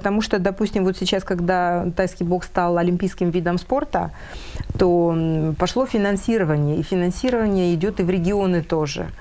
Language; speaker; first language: Russian; native; Russian